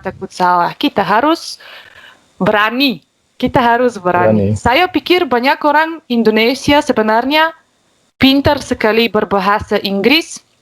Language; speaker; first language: Indonesian; non-native, fluent; Bulgarian